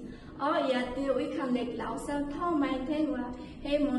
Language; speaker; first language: Cantonese; non-native, learner; Bangla